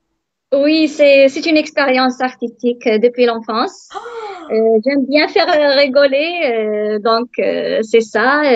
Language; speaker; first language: French; non-native, learner; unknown